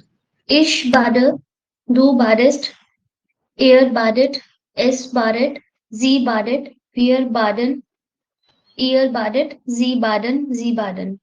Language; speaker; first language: German; non-native, learner; Hindi